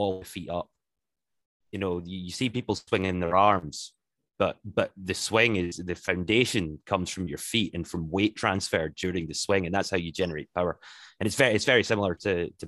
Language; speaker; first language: English; native; English